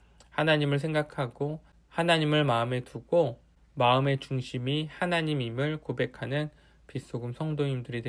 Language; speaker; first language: Korean; native; Korean